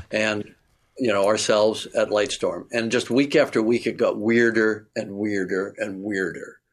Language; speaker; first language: English; native; English